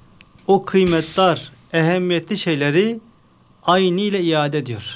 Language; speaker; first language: Turkish; native; Turkish